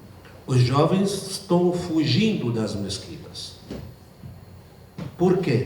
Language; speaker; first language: Portuguese; non-native, fluent; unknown